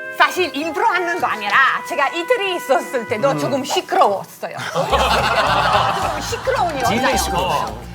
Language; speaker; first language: Korean; non-native, fluent; Italian